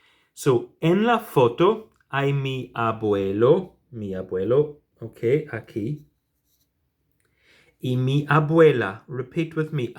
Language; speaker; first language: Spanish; non-native, fluent; English